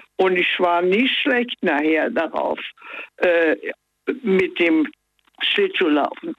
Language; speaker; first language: German; native; German